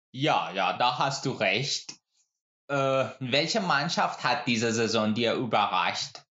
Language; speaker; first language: German; non-native, fluent; Persian